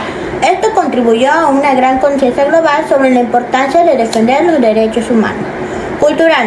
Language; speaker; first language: Spanish; native; Spanish